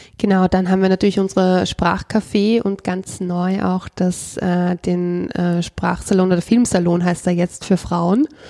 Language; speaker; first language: German; native; German